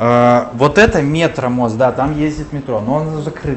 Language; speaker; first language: Russian; native; Russian